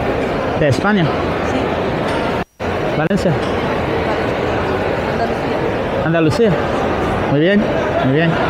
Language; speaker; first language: Spanish; non-native, learner; Portuguese